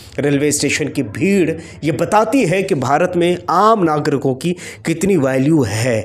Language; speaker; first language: Hindi; native; Hindi